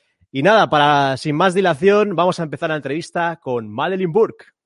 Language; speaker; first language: Spanish; native; Spanish